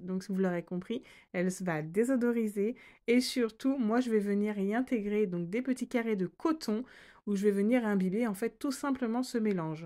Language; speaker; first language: French; native; French